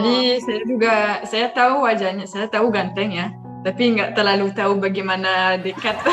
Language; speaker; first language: Indonesian; non-native, fluent; French